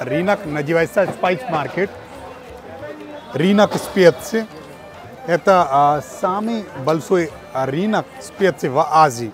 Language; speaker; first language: Russian; non-native, fluent; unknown